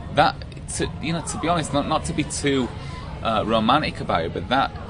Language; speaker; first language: English; native; English